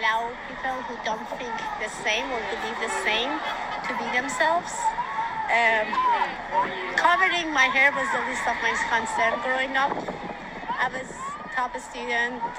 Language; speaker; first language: English; non-native, fluent; Persian